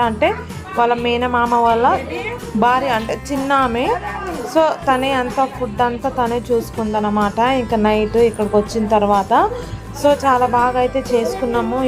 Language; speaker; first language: Telugu; non-native, local second language; Lambadi